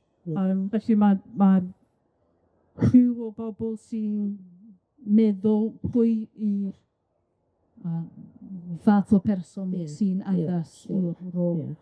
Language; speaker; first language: Welsh; non-native, local second language; English